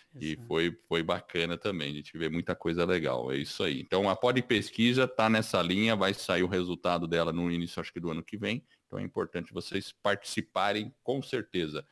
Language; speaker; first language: Portuguese; early bilingual, other home language; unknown